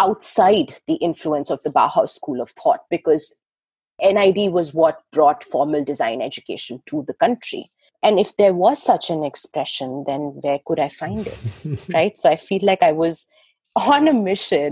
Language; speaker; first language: English; non-native, local second language; Hindi